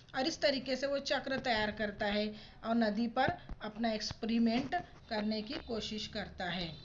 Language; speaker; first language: Hindi; non-native, local second language; Marathi